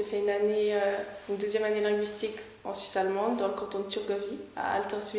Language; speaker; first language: French; native; French